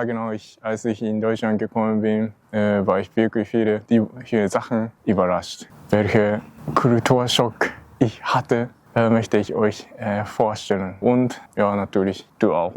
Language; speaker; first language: German; non-native, learner; Japanese